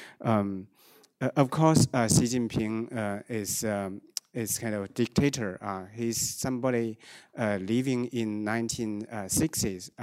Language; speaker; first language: English; non-native, fluent; Chinese